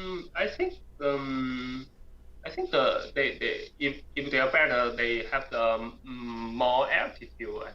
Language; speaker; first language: English; non-native, learner; Chinese